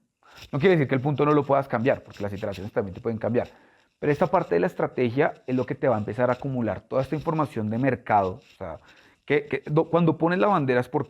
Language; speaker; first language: Spanish; native; Spanish